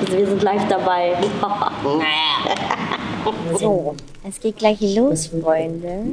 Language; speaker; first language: German; native; German